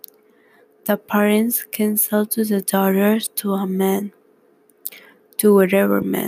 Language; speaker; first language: English; non-native, learner; Spanish